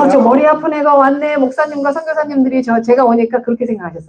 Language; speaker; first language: Korean; native; Korean